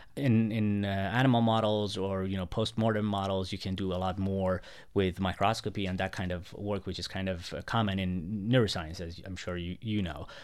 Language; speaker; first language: English; non-native, fluent; Persian